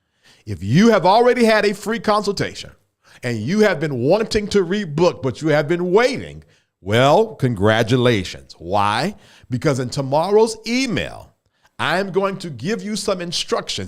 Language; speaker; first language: English; native; English